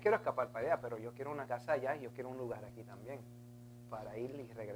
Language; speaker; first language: Spanish; early bilingual, heritage; Spanish